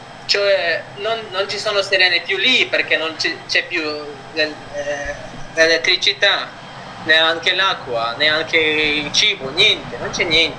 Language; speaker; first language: Italian; non-native, fluent; Ukrainian